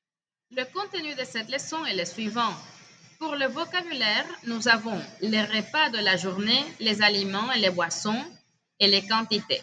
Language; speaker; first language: French; non-native, fluent; Spanish